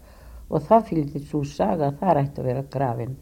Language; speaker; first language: Icelandic; native; Icelandic